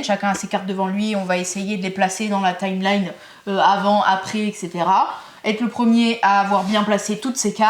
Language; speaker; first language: French; native; French